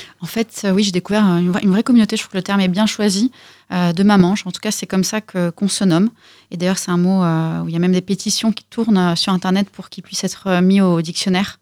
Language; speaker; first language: French; early bilingual, other home language; Russian